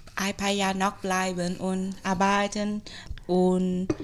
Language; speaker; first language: German; non-native, fluent; Vietnamese